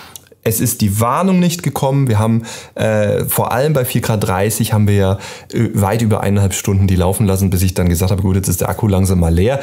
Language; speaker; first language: German; native; German